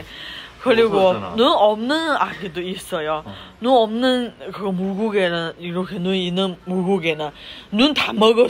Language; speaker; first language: Korean; non-native, learner; Chinese